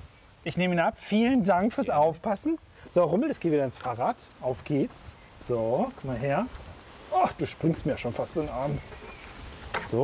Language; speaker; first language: German; native; German